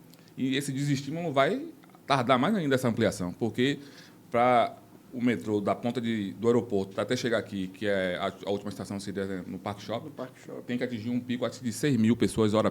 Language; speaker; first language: Portuguese; native; Portuguese